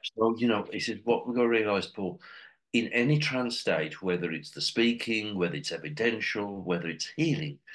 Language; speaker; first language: English; native; English